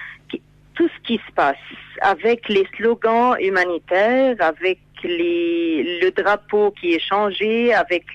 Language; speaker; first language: French; non-native, fluent; Arabic